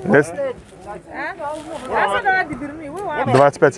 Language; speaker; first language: German; non-native, learner; Russian